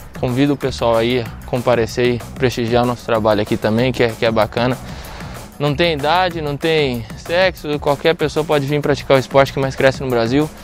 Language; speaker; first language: Portuguese; early bilingual, other home language; Spanish